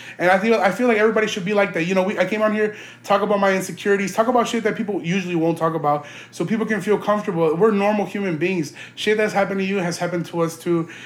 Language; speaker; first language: English; early bilingual, other home language; Spanish